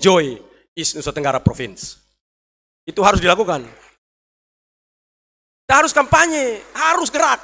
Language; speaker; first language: Indonesian; native; Indonesian